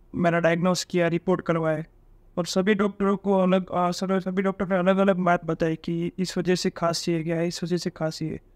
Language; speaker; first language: Hindi; non-native, local second language; Gujarati